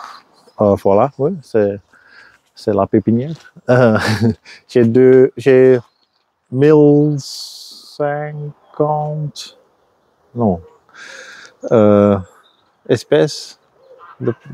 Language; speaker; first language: French; non-native, local second language; Dutch